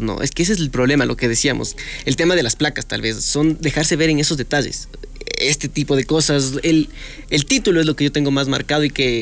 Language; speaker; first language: Spanish; native; Spanish